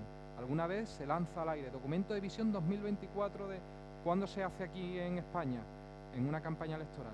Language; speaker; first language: Spanish; native; Spanish